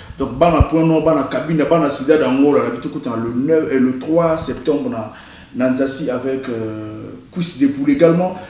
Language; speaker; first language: French; non-native, local second language; Lingala